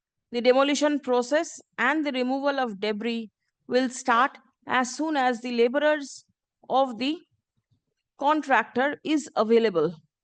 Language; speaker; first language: English; non-native, local second language; Bangla